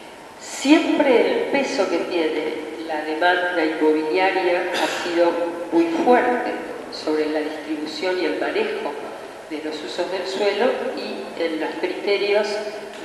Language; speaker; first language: Spanish; native; Spanish